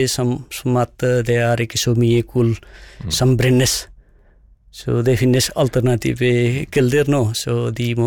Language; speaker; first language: Norwegian; non-native, fluent; Nepali